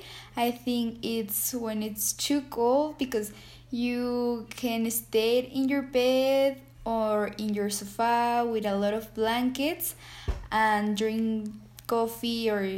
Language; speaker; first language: English; non-native, learner; Spanish